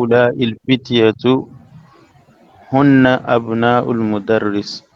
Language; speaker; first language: Arabic; non-native, learner; French